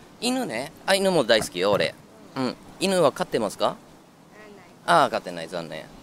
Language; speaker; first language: Japanese; native; Japanese